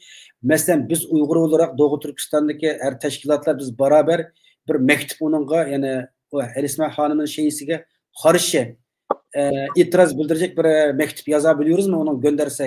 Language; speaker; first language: Turkish; non-native, learner; Uyghur